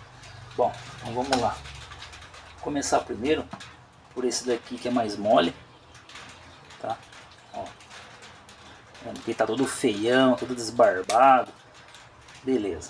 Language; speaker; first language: Portuguese; native; Portuguese